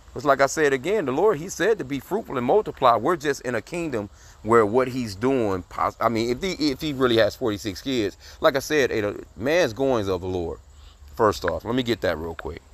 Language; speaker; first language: English; native; English